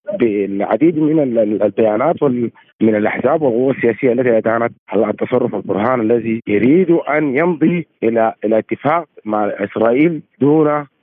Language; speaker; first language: Arabic; native; Arabic